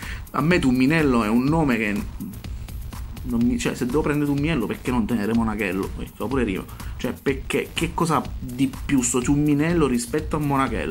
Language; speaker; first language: Italian; native; Italian